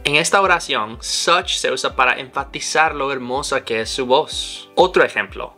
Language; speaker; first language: Spanish; non-native, fluent; English